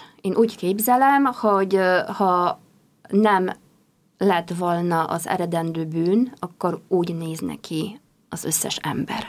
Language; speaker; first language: Hungarian; non-native, fluent; Polish